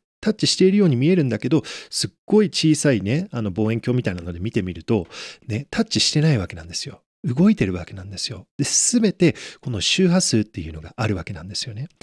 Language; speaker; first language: Japanese; native; Japanese